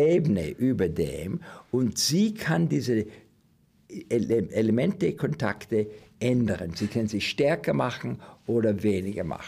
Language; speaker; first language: German; non-native, learner; English